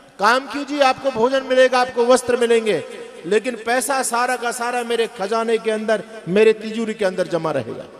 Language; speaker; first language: Hindi; native; Hindi